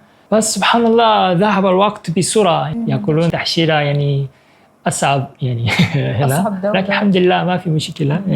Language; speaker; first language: Arabic; non-native, fluent; Korean